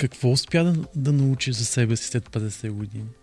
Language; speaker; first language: Bulgarian; native; Bulgarian